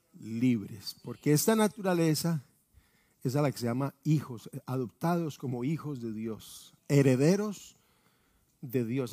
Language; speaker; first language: Spanish; native; Spanish